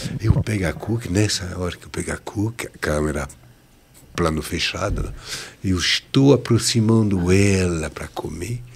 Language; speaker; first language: Portuguese; non-native, fluent; French